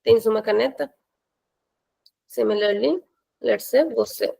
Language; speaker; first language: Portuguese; non-native, fluent; Hindi